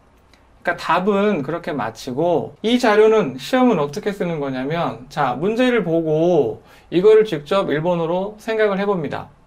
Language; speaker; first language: Korean; native; Korean